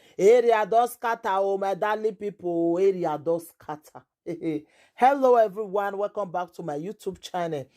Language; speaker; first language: Nigerian Pidgin; native; Nigerian Pidgin